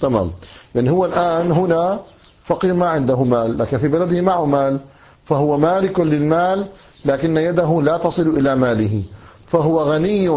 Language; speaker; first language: Arabic; native; Arabic